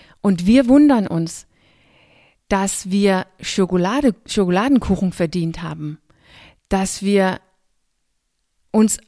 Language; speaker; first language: German; non-native, fluent; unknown